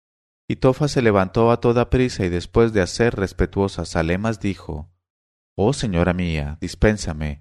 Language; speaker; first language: Spanish; native; Spanish